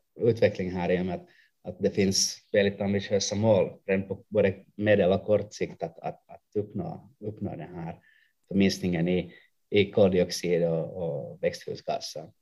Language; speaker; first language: Swedish; non-native, local second language; Finnish